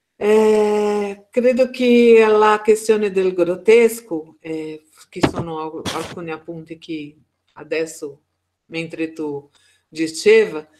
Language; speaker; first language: Italian; non-native, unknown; Portuguese